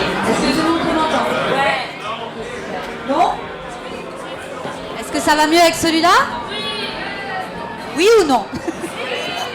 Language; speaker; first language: French; native; French